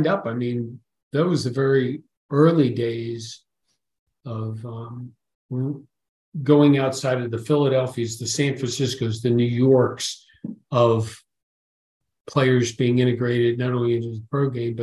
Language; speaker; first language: English; native; English